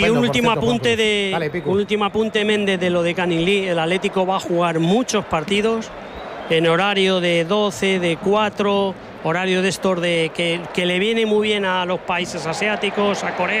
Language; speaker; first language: Spanish; native; Spanish